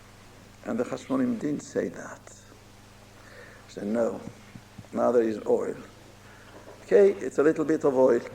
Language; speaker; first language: English; non-native, fluent; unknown